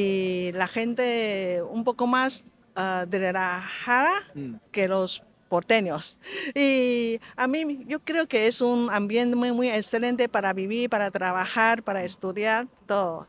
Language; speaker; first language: Spanish; non-native, local second language; Chinese